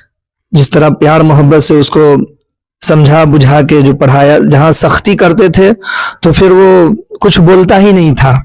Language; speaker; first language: Urdu; native; Urdu